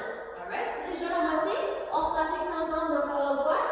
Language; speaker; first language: French; native; French